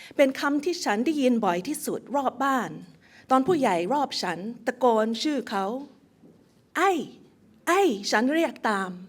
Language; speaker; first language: Thai; early bilingual, heritage; Thai